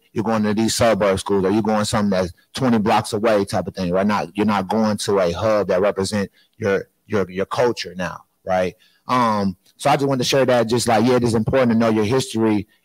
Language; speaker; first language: English; native; English